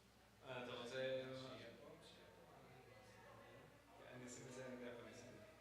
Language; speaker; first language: Hebrew; early bilingual, heritage; English